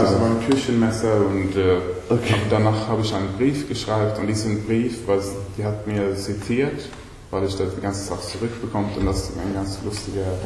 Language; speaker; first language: German; non-native, learner; Swedish